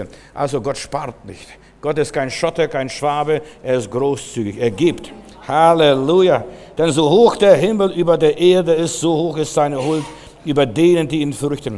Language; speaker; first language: German; native; German